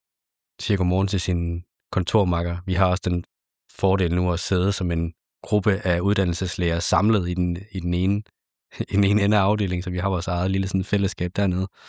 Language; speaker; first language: Danish; native; Danish